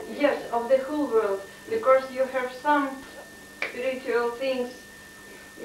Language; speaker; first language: English; non-native, learner; Russian